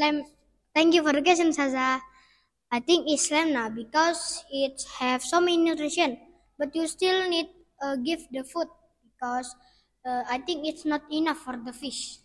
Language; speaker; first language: English; non-native, learner; Indonesian